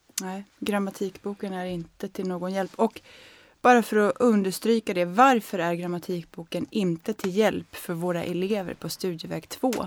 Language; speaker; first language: Swedish; native; Swedish